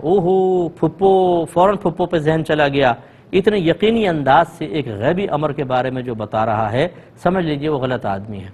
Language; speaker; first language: Urdu; native; Urdu